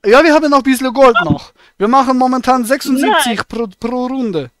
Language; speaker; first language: German; native; German